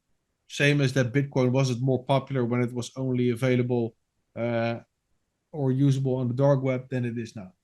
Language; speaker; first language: English; non-native, fluent; Dutch